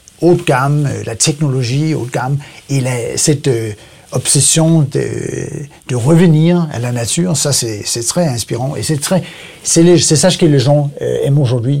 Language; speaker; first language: French; non-native, learner; Danish